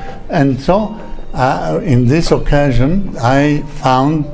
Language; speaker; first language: English; non-native, learner; Italian